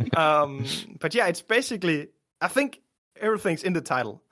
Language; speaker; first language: English; non-native, fluent; Danish